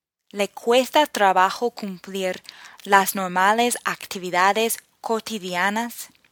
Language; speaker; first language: Spanish; non-native, fluent; English